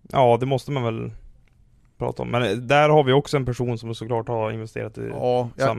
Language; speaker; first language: Swedish; native; Swedish